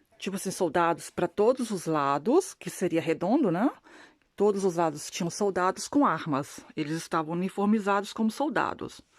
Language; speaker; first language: Portuguese; non-native, learner; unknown